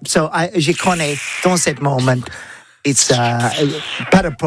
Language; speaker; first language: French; non-native, learner; English